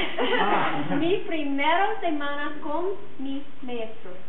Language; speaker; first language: Spanish; non-native, learner; English